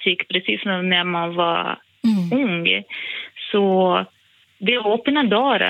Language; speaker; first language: Swedish; non-native, fluent; Portuguese